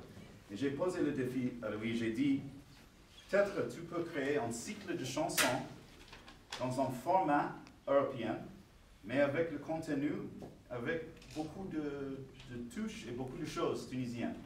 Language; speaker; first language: French; non-native, fluent; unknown